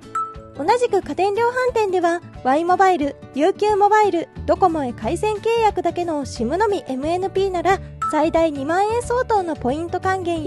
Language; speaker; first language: Japanese; native; Japanese